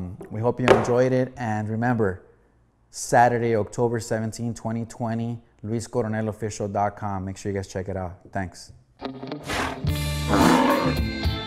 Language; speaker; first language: English; early bilingual, other home language; Spanish